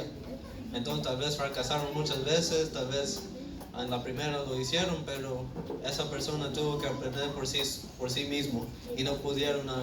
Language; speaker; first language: Spanish; early bilingual, heritage; Spanish